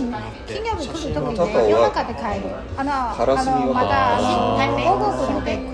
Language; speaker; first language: Japanese; non-native, fluent; Chinese